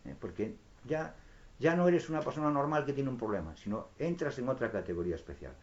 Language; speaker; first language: Spanish; non-native, local second language; Galician